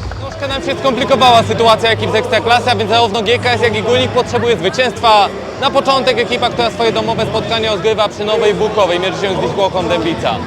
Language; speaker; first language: Polish; native; Polish